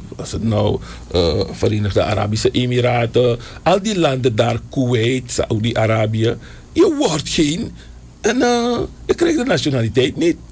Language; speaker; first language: Dutch; native; Dutch